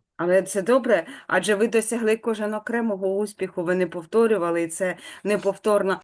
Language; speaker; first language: Ukrainian; native; Ukrainian